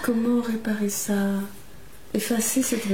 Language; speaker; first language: French; native; French